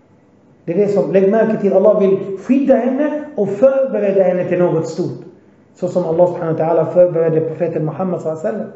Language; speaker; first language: Swedish; early bilingual, other home language; Arabic